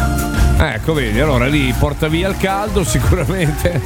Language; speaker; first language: Italian; native; Italian